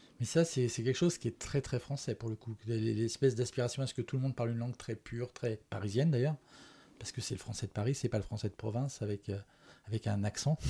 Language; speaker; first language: French; native; French